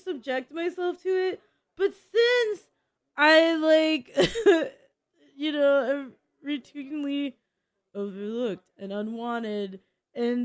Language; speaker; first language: English; native; English